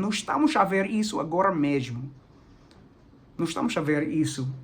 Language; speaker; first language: Portuguese; non-native, fluent; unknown